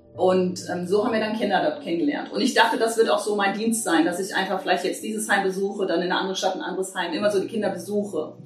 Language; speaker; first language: German; native; German